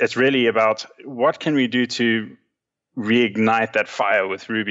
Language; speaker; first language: English; native; English